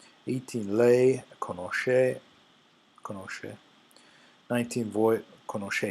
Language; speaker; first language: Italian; non-native, fluent; English